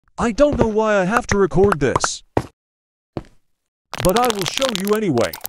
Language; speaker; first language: English; non-native, learner; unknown